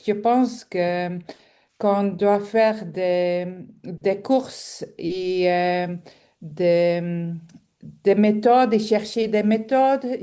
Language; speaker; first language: French; non-native, local second language; Dutch